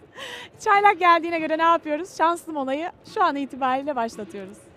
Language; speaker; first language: Turkish; native; Turkish